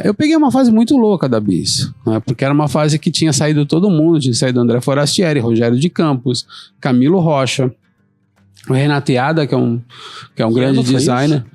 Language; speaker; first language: Portuguese; native; Portuguese